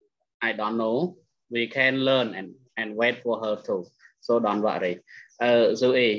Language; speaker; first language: English; non-native, fluent; Khmer